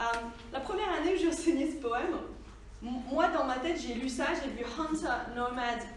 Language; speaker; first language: French; native; French